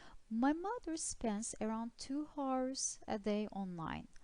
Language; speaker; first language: English; non-native, fluent; Turkish